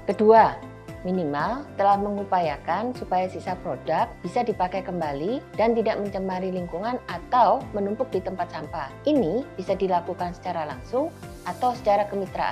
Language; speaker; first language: Indonesian; native; Indonesian